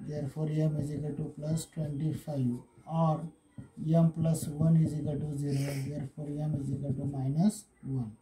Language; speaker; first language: English; non-native, local second language; Marathi